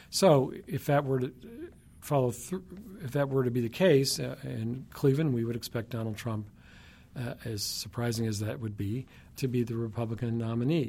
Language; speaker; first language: English; native; English